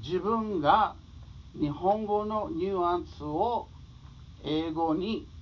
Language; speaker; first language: Japanese; non-native, fluent; English